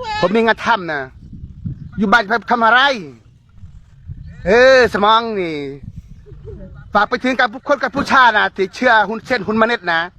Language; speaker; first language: Thai; non-native, fluent; Khmer